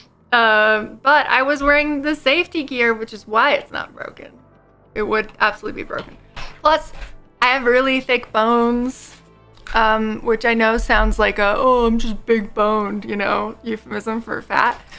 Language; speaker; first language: English; native; English